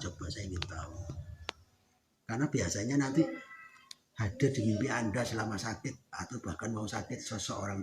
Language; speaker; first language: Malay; non-native, local second language; Javanese